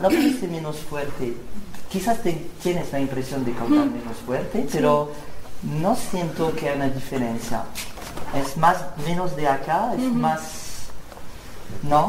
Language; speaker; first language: Spanish; non-native, learner; French